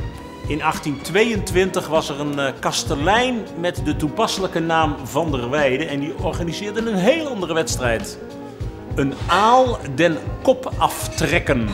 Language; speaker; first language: Dutch; native; Dutch